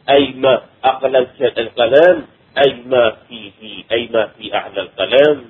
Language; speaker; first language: Arabic; native; Arabic